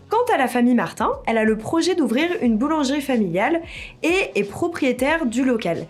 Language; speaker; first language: French; native; French